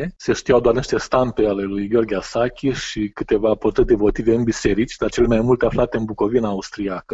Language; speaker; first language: Romanian; native; Romanian